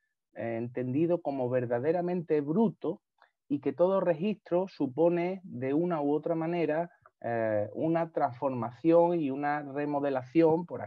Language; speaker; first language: Spanish; native; Spanish